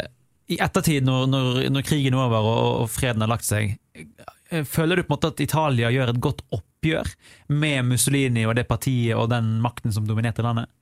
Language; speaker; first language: Norwegian; native; Norwegian